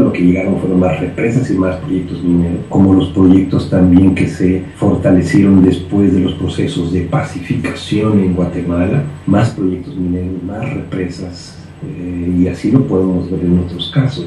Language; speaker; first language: Spanish; native; Spanish